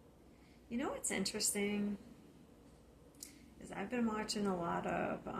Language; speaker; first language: English; native; English